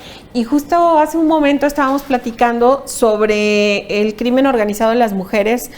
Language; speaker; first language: Spanish; native; Spanish